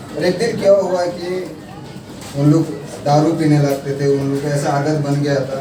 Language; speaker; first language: Hindi; non-native, local second language; Marathi